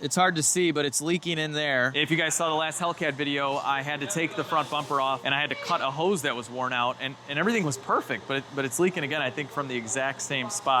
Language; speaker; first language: English; native; English